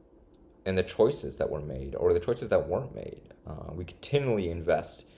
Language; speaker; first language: English; native; English